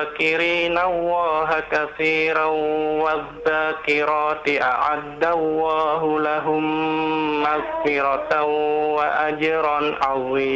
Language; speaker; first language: Arabic; non-native, learner; Indonesian